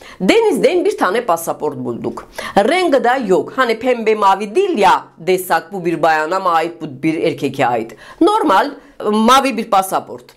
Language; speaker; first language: Turkish; non-native, fluent; Russian